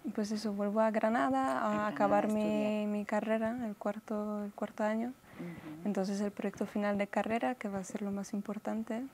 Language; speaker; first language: Spanish; non-native, fluent; Polish